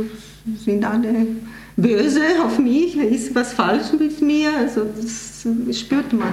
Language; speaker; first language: German; non-native, fluent; Portuguese